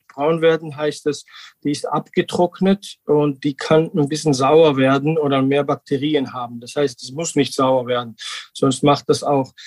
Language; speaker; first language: German; non-native, fluent; Georgian